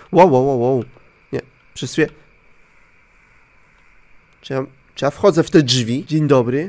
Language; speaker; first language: Polish; native; Polish